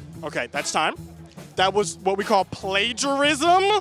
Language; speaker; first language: English; native; English